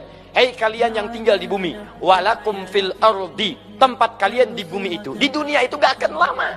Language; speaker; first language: Indonesian; native; Indonesian